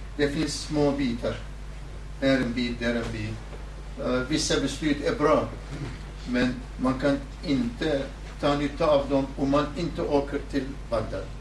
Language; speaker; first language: Swedish; non-native, fluent; Southern Kurdish